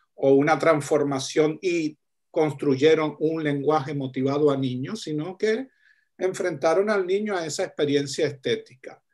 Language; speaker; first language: Spanish; native; Spanish